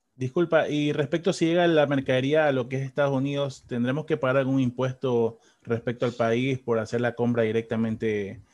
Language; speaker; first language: Spanish; native; Spanish